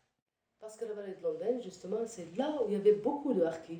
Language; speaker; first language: French; early bilingual, other home language; Arabic